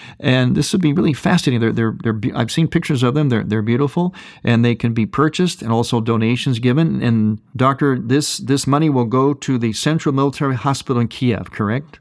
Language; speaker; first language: English; native; English